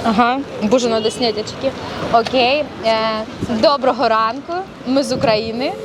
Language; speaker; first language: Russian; non-native, local second language; Ukrainian